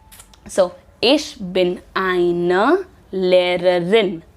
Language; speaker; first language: German; non-native, fluent; Hindi